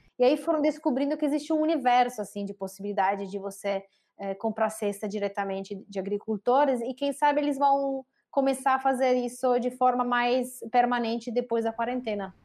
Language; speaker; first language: Portuguese; non-native, fluent; Italian